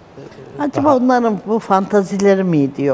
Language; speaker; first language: Turkish; native; Turkish